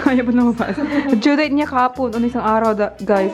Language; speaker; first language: Filipino; non-native, learner; English